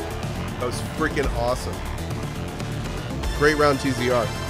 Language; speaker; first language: English; native; English